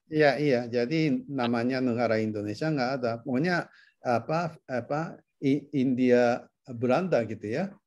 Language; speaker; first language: Indonesian; non-native, fluent; Japanese